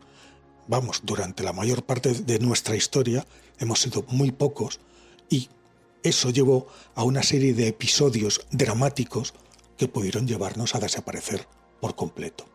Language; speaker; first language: Spanish; native; Spanish